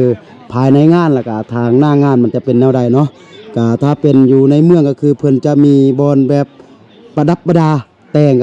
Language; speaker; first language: Thai; non-native, local second language; Lao